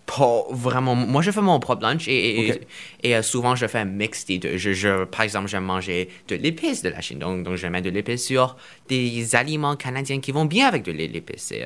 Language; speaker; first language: French; non-native, fluent; Chinese